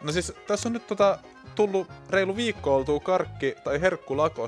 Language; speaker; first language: Finnish; native; Finnish